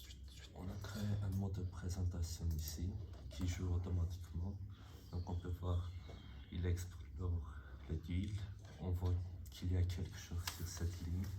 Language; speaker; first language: French; non-native, learner; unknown